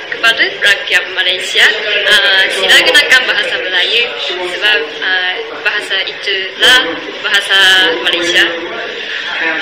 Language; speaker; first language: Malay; non-native, learner; Japanese